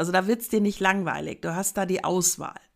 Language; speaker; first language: German; native; German